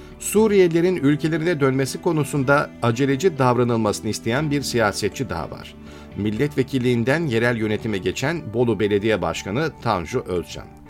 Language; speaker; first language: Turkish; native; Turkish